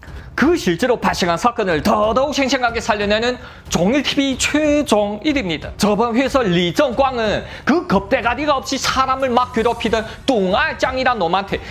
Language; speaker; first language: Korean; native; Korean